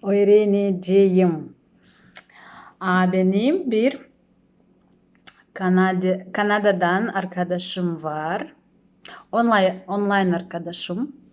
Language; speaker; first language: Turkish; non-native, learner; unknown